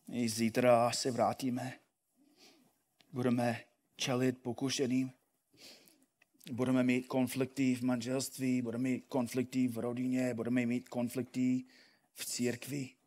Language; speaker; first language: Czech; non-native, fluent; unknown